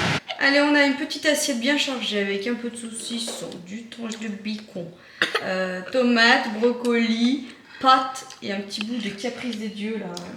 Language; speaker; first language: French; native; French